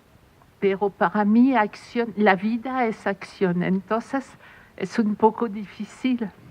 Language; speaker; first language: Spanish; non-native, fluent; French